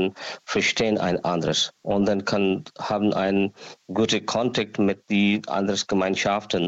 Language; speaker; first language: German; non-native, learner; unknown